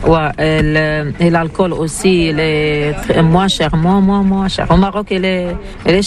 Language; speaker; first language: French; non-native, learner; Arabic